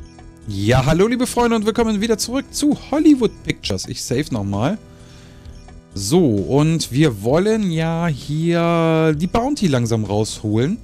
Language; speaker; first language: German; native; German